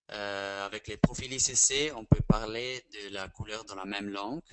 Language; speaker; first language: French; non-native, fluent; Spanish